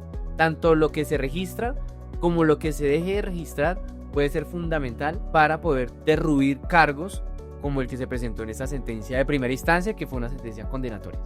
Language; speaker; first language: Spanish; native; Spanish